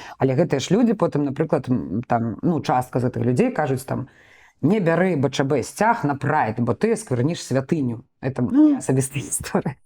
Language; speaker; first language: Belarusian; non-native, local second language; Russian